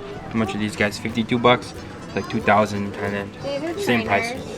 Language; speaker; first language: English; native; English